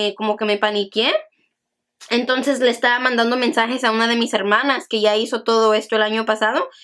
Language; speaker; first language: Spanish; early bilingual, heritage; Spanish